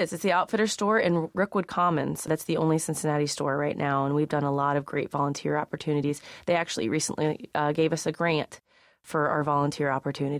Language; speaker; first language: English; native; English